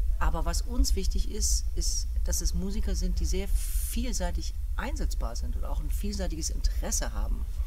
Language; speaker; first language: German; native; German